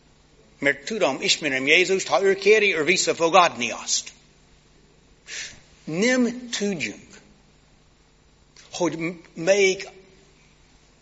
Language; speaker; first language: Hungarian; non-native, fluent; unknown